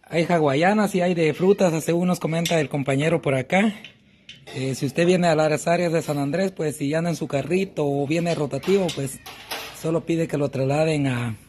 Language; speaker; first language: Spanish; native; Spanish